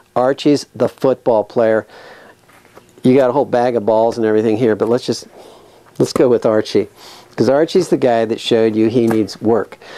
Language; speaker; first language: English; native; English